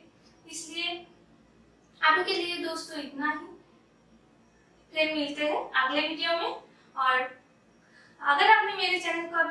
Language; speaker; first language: Hindi; non-native, local second language; Bangla